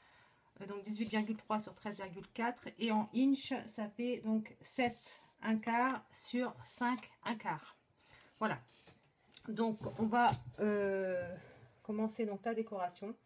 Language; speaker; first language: French; native; French